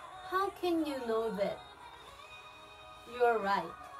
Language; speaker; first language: English; non-native, learner; Korean